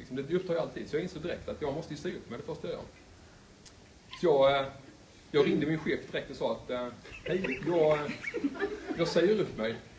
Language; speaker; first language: Swedish; native; Swedish